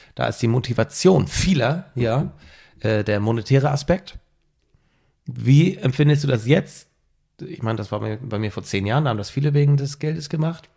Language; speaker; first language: German; native; German